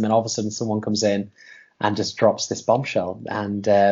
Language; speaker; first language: English; native; English